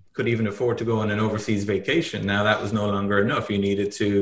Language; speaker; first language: English; native; English